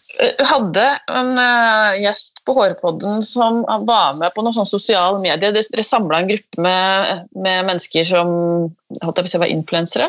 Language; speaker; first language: Norwegian; native; Norwegian